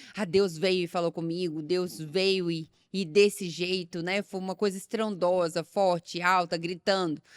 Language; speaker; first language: Portuguese; native; Portuguese